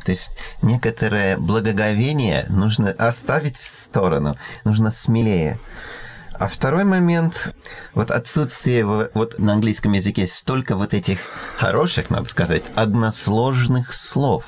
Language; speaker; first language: Russian; non-native, fluent; English